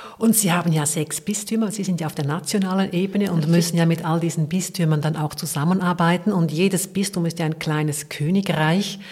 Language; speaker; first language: German; native; German